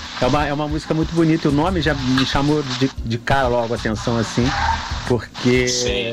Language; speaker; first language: Portuguese; native; Portuguese